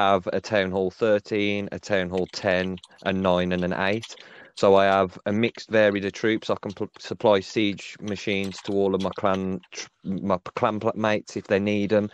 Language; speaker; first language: English; native; English